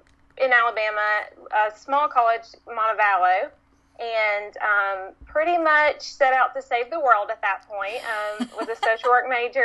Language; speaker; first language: English; native; English